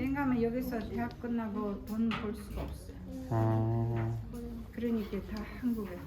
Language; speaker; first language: Korean; early bilingual, heritage; Russian